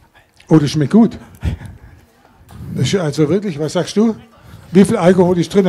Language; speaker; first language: German; native; German